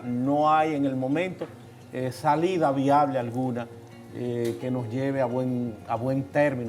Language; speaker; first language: Spanish; native; Spanish